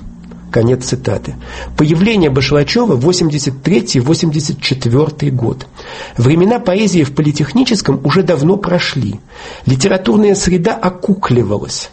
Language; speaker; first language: Russian; native; Russian